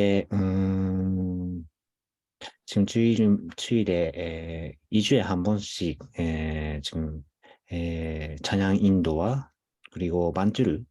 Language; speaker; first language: Korean; non-native, fluent; Japanese